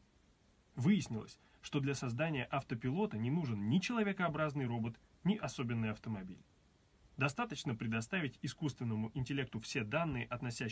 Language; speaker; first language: Russian; native; Russian